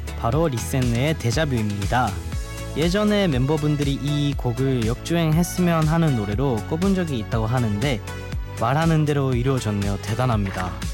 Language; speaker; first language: Korean; non-native, fluent; Japanese